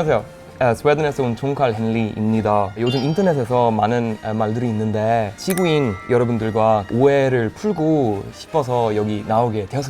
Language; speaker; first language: Korean; non-native, fluent; Swedish